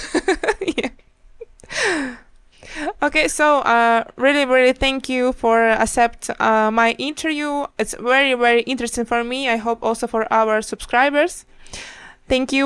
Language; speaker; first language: English; non-native, learner; Ukrainian